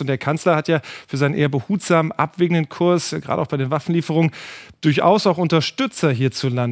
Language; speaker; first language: German; native; German